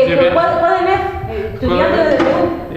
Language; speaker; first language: French; non-native, learner; Spanish